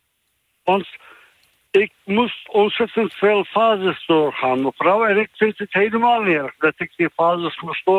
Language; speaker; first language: Dutch; non-native, fluent; Turkish